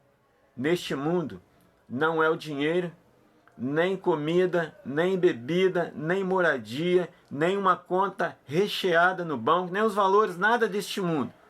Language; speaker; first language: Portuguese; native; Portuguese